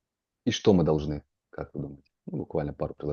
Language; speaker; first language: Russian; native; Russian